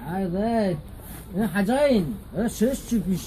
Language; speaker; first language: Russian; non-native, learner; Tajik